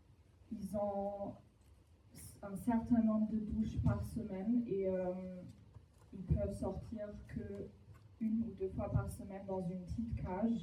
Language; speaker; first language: French; non-native, fluent; German